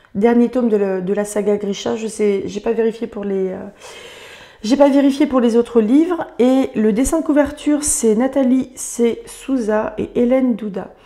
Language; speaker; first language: French; native; French